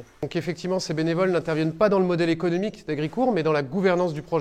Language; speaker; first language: French; native; French